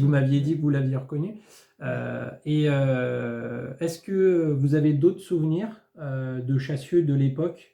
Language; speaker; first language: French; native; French